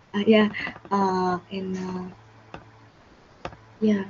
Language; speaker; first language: English; non-native, learner; Vietnamese